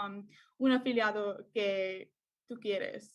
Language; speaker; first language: Spanish; non-native, learner; English